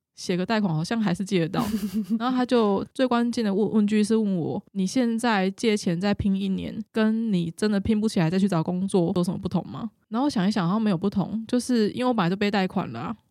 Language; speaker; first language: Chinese; native; Chinese